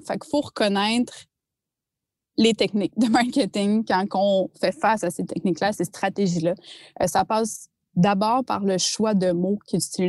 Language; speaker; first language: French; native; French